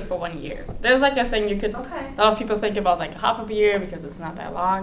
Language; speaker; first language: English; non-native, fluent; German